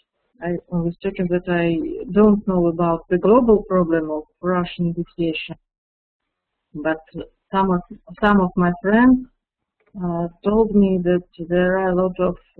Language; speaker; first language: English; non-native, fluent; Russian